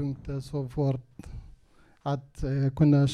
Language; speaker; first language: Swedish; non-native, local second language; Kurdish